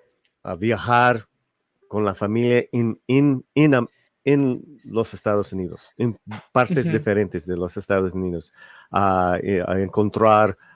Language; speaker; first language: Spanish; early bilingual, heritage; Spanish